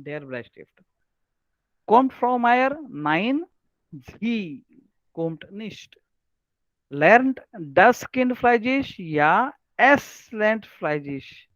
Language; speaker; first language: German; non-native, learner; Marathi